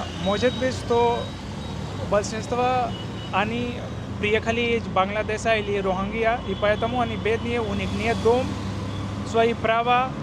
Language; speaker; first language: Russian; non-native, learner; Hindi